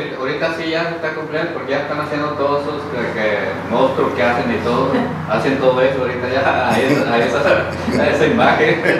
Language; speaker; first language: Spanish; native; Spanish